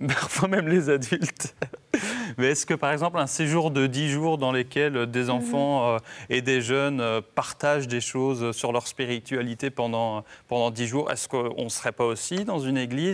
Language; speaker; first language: French; native; French